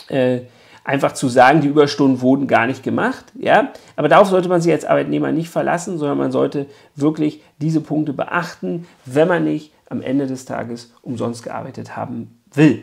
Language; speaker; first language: German; native; German